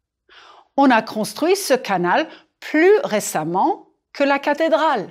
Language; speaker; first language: French; non-native, fluent; English